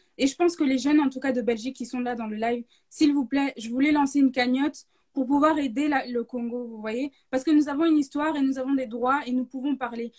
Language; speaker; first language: French; native; French